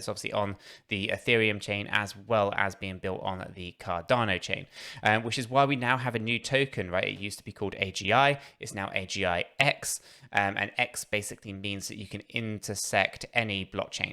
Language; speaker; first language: English; native; English